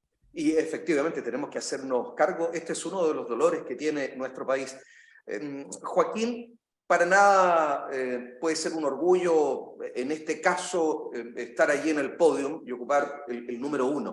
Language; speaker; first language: Spanish; native; Spanish